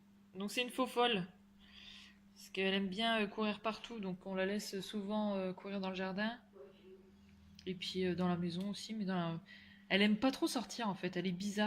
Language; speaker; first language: French; native; French